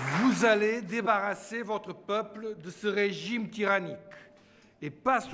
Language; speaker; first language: French; non-native, fluent; Portuguese